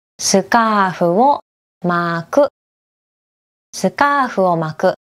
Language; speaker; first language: Japanese; native; Japanese